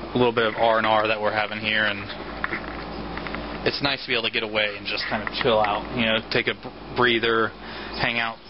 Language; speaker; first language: English; native; English